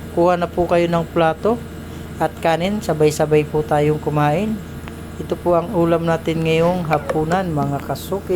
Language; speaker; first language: Filipino; native; Filipino